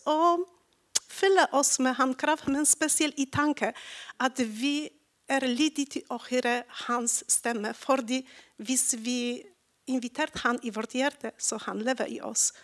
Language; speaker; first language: Norwegian; non-native, learner; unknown